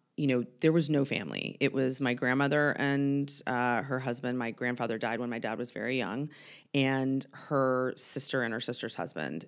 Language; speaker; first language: English; native; English